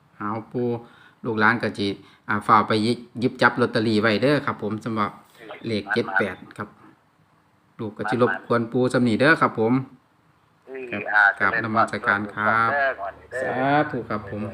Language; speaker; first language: Thai; non-native, local second language; Lao